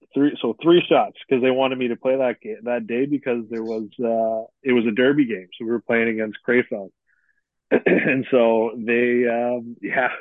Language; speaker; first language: English; native; English